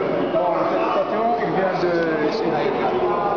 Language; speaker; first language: French; non-native, local second language; Arabic